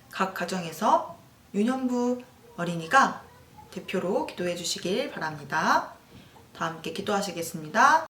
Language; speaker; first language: Korean; native; Korean